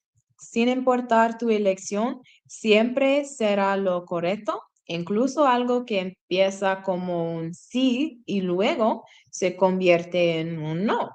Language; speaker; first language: Spanish; non-native, learner; English